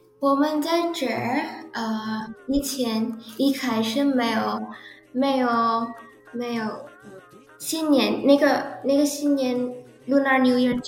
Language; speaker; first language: Chinese; early bilingual, heritage; Indonesian